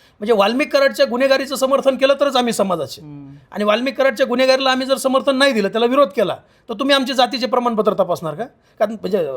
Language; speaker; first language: Marathi; native; Marathi